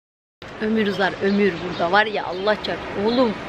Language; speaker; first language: Turkish; native; Turkish